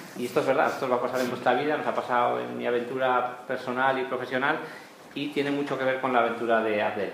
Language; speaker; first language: Spanish; native; Spanish